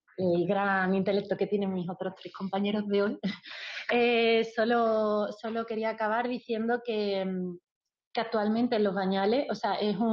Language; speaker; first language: Spanish; native; Spanish